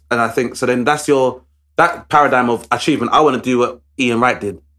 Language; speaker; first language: English; native; English